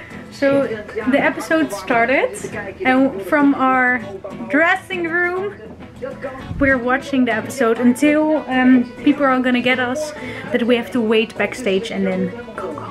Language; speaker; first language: English; non-native, fluent; Dutch